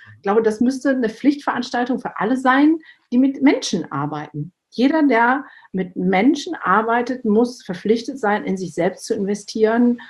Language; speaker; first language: German; early bilingual, other home language; Turkish